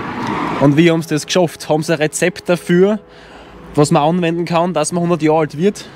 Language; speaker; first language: German; native; German